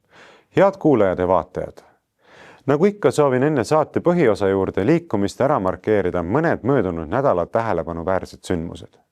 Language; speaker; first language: Estonian; native; Estonian